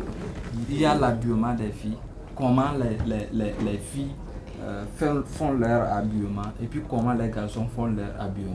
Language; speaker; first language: French; non-native, learner; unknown